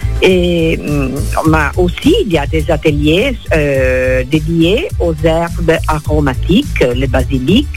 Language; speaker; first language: French; non-native, fluent; Italian